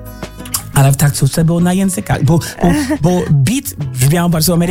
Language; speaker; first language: Polish; non-native, fluent; English